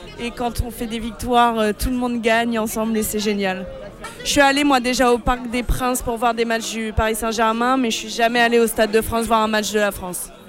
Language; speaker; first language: French; native; French